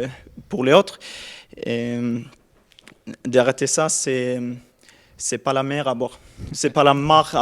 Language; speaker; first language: French; non-native, learner; Norwegian